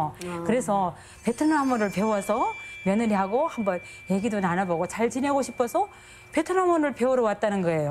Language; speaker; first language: Korean; non-native, fluent; Chinese